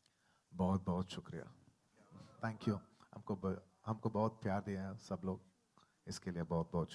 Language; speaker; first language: Hindi; non-native, local second language; Telugu